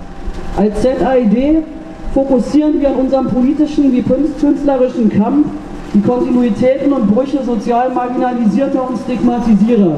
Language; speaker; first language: German; native; German